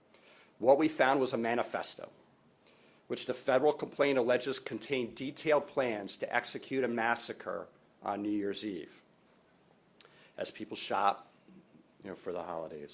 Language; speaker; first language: English; native; English